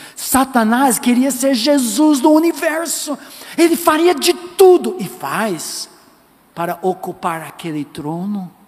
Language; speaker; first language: Portuguese; non-native, fluent; English